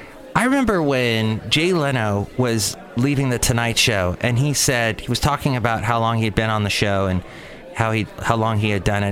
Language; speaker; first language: English; native; English